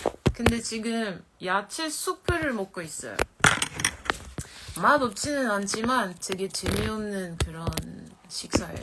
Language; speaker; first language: Korean; non-native, fluent; French